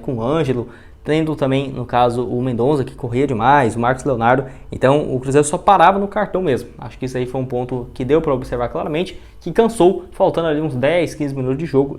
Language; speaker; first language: Portuguese; native; Portuguese